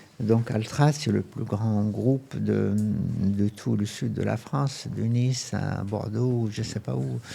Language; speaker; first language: French; non-native, fluent; Arabic